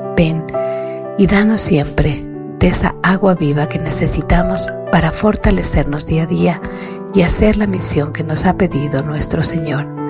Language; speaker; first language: Spanish; native; Spanish